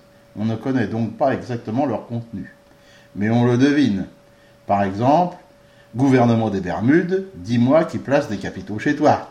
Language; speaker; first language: French; native; French